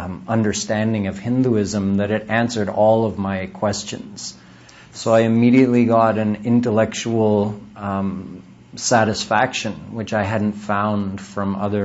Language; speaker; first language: English; native; English